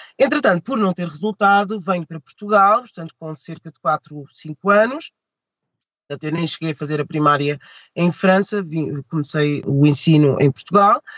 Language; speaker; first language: Portuguese; early bilingual, other home language; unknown